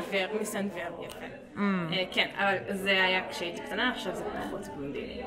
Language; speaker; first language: Hebrew; non-native, local second language; Arabic